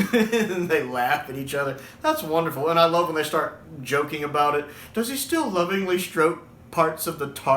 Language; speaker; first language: English; native; English